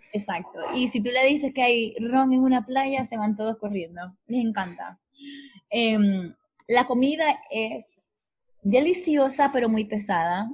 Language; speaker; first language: Spanish; native; Spanish